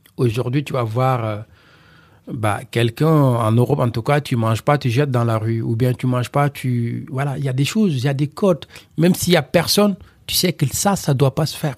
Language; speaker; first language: French; non-native, local second language; Wolof